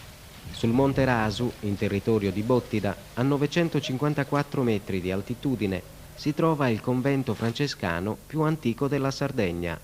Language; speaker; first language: Italian; native; Italian